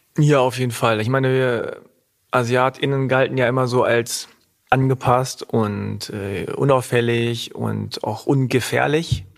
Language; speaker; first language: German; native; German